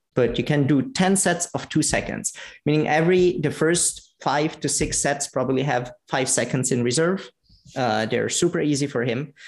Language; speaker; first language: English; non-native, fluent; Italian